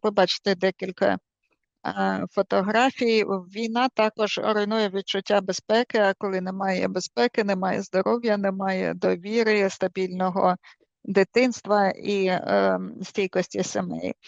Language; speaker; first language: Ukrainian; native; Ukrainian